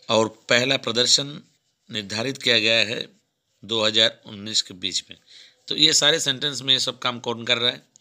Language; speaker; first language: Hindi; non-native, local second language; Bangla